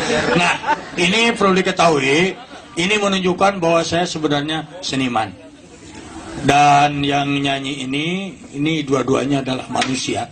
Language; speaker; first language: Indonesian; non-native, local second language; Sundanese